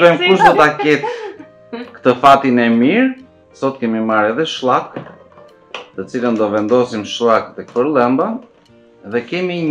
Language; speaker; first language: Albanian; native; Albanian